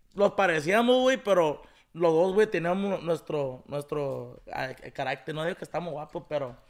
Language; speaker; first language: Spanish; early bilingual, heritage; Spanish